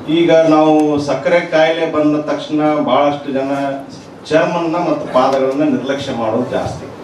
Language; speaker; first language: Kannada; native; Kannada